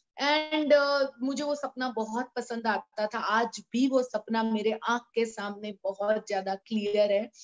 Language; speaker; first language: Hindi; non-native, local second language; Gujarati